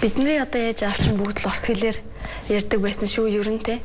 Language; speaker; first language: Mongolian; native; Mongolian